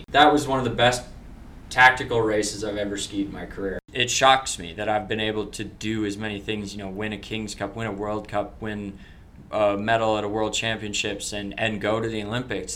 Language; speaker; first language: English; native; English